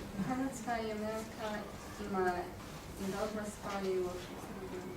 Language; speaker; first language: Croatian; non-native, learner; English